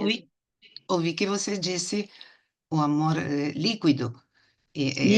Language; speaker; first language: Portuguese; non-native, fluent; Spanish